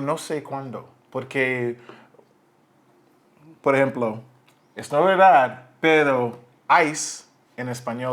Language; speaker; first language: Spanish; non-native, learner; English